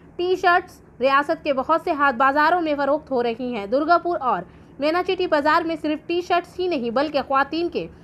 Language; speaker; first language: Urdu; native; Urdu